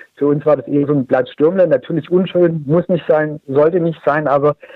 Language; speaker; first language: German; native; German